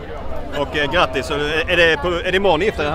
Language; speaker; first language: Swedish; native; Swedish